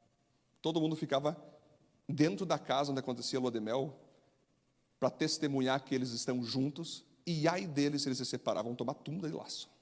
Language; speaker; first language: Portuguese; native; Portuguese